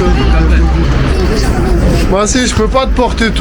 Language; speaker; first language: French; native; French